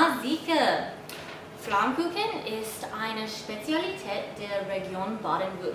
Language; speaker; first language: German; non-native, learner; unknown